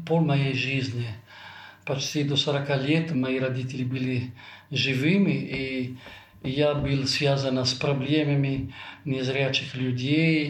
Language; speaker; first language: Russian; non-native, fluent; Italian